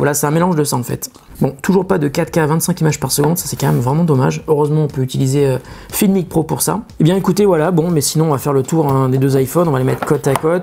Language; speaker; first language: French; native; French